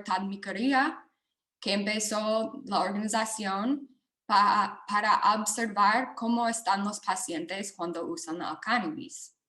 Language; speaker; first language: Spanish; non-native, fluent; English